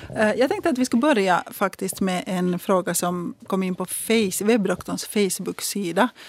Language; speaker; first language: Swedish; native; Swedish